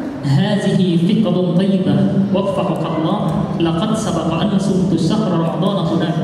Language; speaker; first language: Arabic; non-native, learner; Indonesian